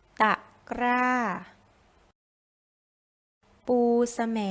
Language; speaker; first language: Thai; native; Thai